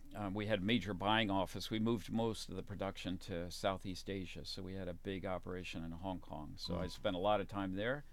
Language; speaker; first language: English; native; English